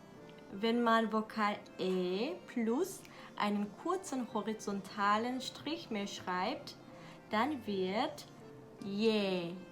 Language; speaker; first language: German; non-native, learner; Korean